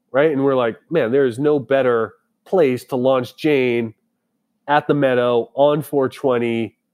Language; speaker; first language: English; native; English